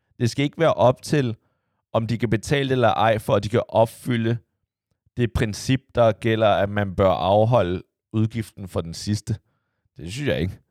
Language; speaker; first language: Danish; early bilingual, other home language; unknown